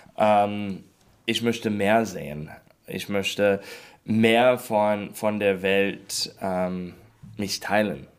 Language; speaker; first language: German; non-native, learner; English